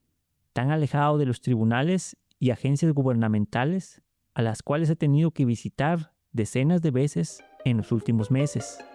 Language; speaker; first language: Spanish; native; Spanish